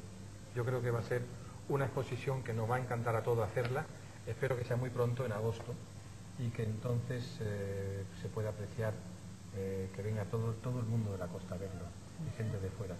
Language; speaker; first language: Spanish; native; Spanish